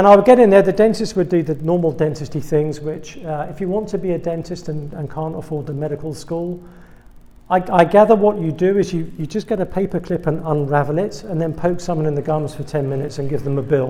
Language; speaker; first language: English; native; English